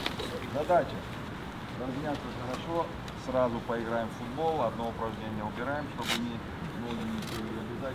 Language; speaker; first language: Russian; native; Russian